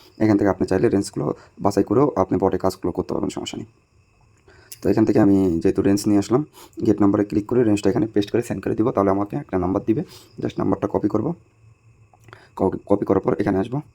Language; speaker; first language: Bangla; native; Bangla